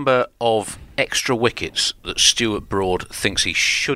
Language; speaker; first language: English; native; English